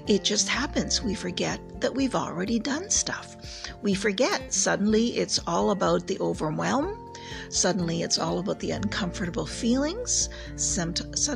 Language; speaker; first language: English; native; English